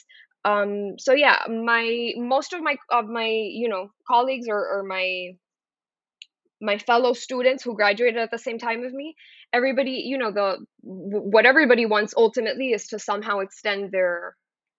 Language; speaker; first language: English; non-native, fluent; Spanish